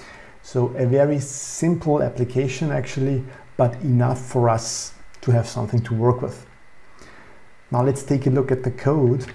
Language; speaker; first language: English; non-native, fluent; German